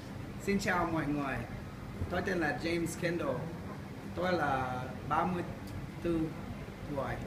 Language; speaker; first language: Vietnamese; non-native, learner; English